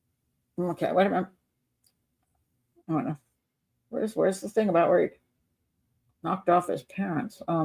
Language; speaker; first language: English; native; English